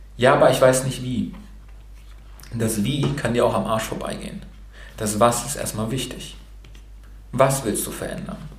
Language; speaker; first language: German; early bilingual, other home language; Romanian